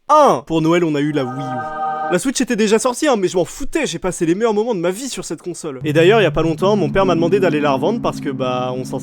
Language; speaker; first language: French; native; French